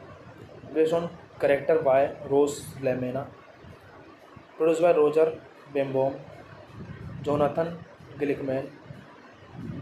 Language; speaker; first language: English; non-native, learner; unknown